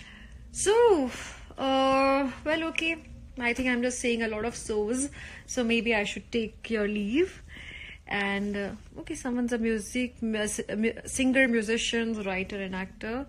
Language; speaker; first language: English; non-native, local second language; Hindi